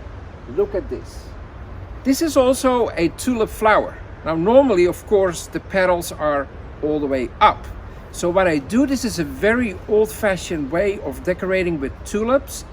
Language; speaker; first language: English; non-native, fluent; Dutch